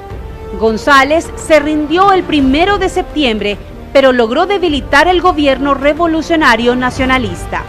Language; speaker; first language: Spanish; native; Spanish